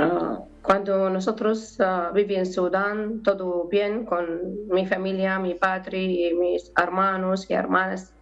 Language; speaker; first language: Spanish; non-native, learner; Arabic